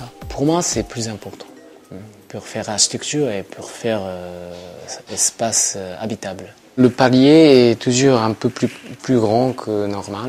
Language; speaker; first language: French; non-native, learner; Japanese